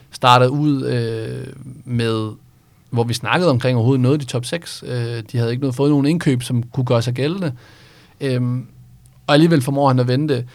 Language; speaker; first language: Danish; native; Danish